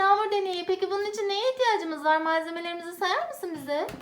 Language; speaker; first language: Turkish; native; Turkish